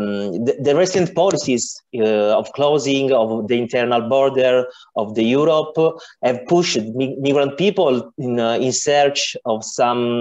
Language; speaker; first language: English; non-native, learner; Italian